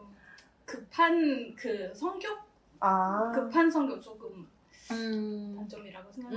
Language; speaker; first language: Korean; non-native, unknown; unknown